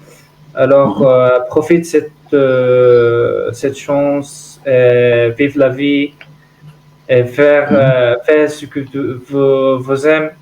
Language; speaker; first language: French; non-native, learner; Arabic